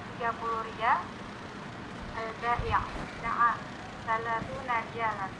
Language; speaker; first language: Arabic; non-native, learner; Indonesian